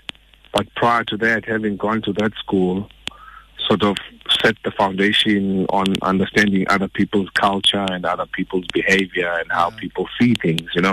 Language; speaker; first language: English; non-native, local second language; Xhosa